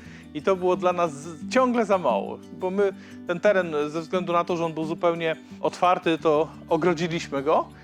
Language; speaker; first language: Polish; native; Polish